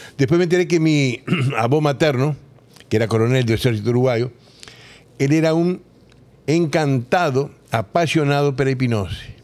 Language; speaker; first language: Spanish; native; Spanish